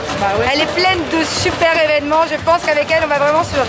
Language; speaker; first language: French; native; French